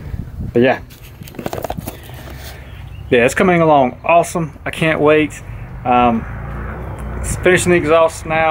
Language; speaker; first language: English; native; English